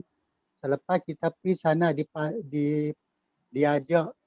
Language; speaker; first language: Malay; native; Malay